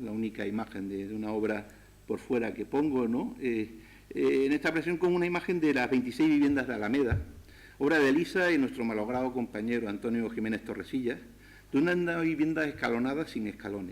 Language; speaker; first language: Spanish; native; Spanish